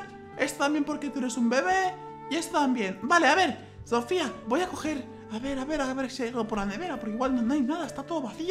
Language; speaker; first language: Spanish; native; Spanish